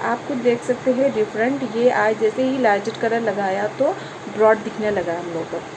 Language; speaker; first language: Hindi; non-native, local second language; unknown